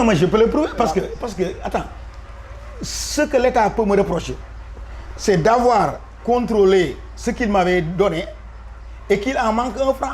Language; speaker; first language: French; non-native, local second language; Wolof